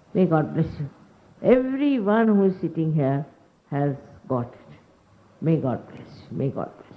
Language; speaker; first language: English; non-native, local second language; Hindi